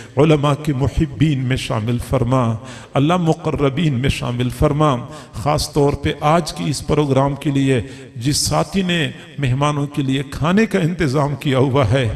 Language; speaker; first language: Urdu; non-native, local second language; Punjabi